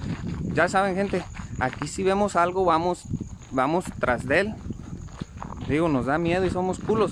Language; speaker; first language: Spanish; native; Spanish